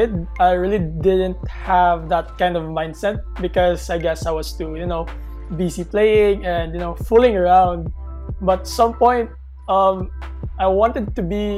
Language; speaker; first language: English; non-native, local second language; Cebuano